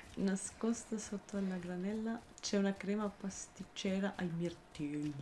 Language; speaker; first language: Italian; non-native, fluent; German